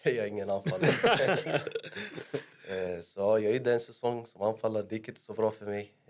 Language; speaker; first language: Swedish; early bilingual, other home language; Arabic